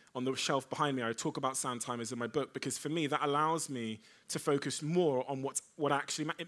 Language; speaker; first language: English; native; English